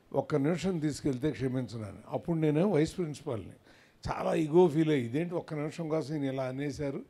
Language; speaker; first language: Telugu; native; Telugu